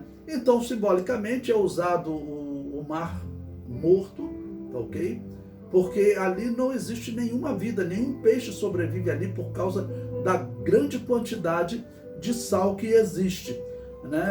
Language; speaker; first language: Portuguese; native; Portuguese